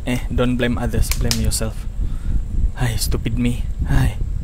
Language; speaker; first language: English; non-native, local second language; Malay